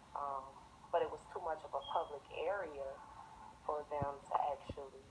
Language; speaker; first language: English; native; English